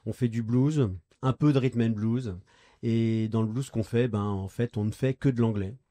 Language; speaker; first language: French; native; French